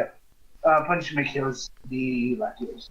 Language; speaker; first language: English; native; English